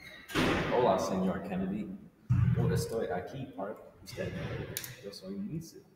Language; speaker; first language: Spanish; non-native, learner; English